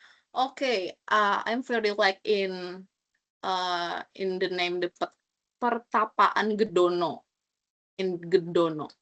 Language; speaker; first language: English; non-native, learner; Indonesian